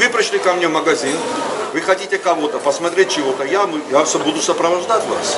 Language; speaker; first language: Russian; non-native, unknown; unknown